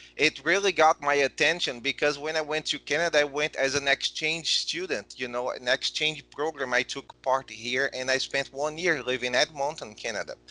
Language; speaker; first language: English; non-native, fluent; Portuguese